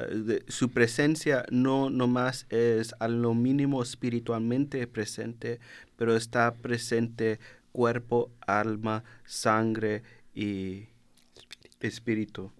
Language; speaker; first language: Spanish; early bilingual, heritage; Spanish